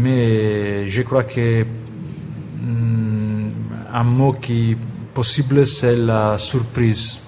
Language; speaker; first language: French; non-native, fluent; Italian